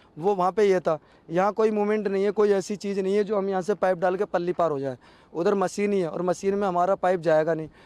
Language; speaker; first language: Hindi; native; Hindi